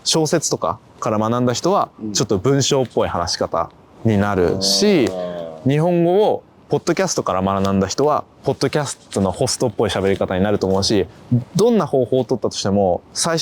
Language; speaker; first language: Japanese; native; Japanese